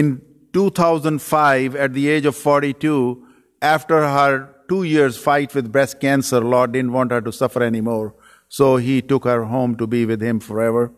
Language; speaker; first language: English; non-native, local second language; Urdu